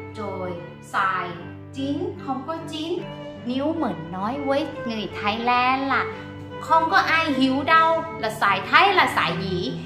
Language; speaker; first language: Vietnamese; non-native, learner; Thai